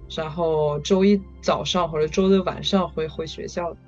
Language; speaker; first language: Chinese; non-native, fluent; French